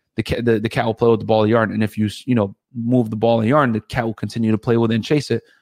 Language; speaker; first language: English; native; English